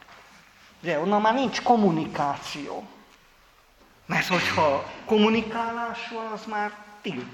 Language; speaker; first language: Hungarian; native; Hungarian